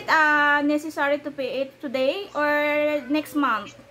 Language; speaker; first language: English; non-native, local second language; Filipino